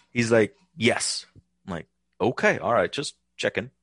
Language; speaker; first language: English; non-native, local second language; Hindi